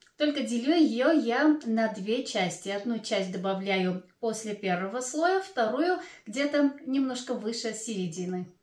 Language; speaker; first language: Russian; non-native, local second language; Armenian